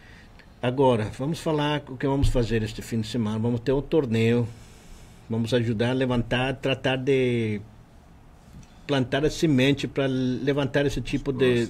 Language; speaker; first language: Portuguese; non-native, learner; Spanish